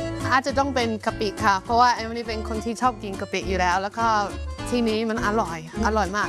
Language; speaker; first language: Thai; non-native, fluent; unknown